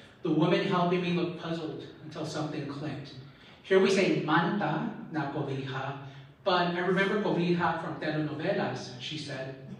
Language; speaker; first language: English; early bilingual, other home language; Spanish